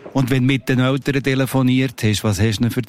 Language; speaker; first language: German; native; German